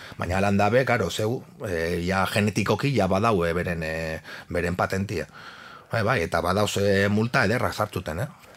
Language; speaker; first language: Basque; native; Basque